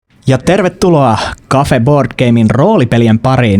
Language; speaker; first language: Finnish; native; Finnish